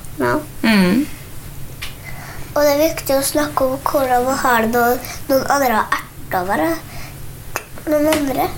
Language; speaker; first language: Norwegian; early bilingual, other home language; Polish